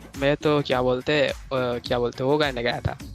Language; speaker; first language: Hindi; non-native, learner; Bangla